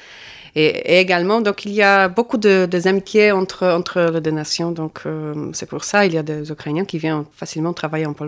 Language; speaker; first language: French; non-native, fluent; Polish